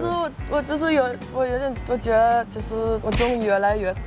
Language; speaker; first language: Chinese; non-native, fluent; German